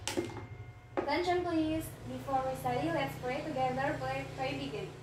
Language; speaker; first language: English; non-native, learner; Indonesian